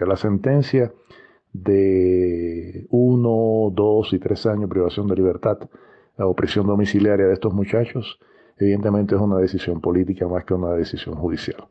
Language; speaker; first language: Spanish; native; Spanish